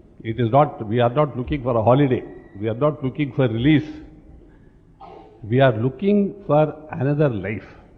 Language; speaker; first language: English; non-native, local second language; Tamil